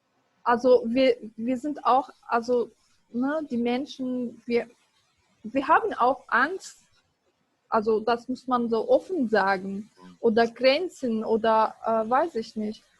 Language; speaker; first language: German; non-native, fluent; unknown